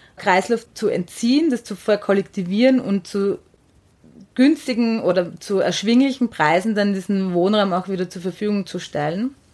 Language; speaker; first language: German; native; German